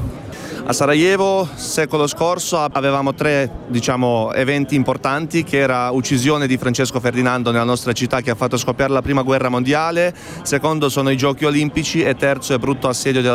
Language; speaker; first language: Italian; non-native, fluent; Bosnian